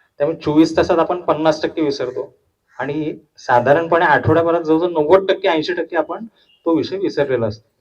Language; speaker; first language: Marathi; non-native, local second language; Hindi